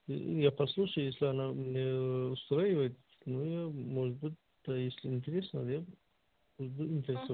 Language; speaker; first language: Russian; non-native, learner; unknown